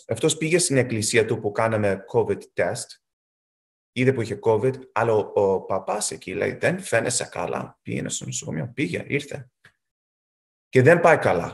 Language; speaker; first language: Greek; early bilingual, heritage; Greek